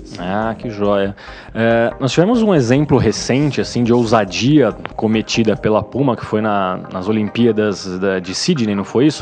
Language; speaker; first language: Portuguese; native; Portuguese